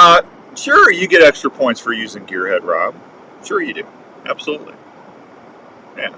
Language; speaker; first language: English; native; English